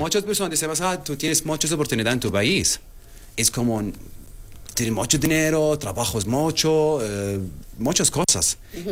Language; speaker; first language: Spanish; non-native, learner; Arabic